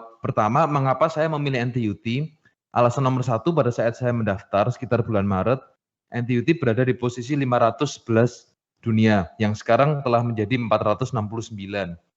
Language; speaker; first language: Indonesian; native; Indonesian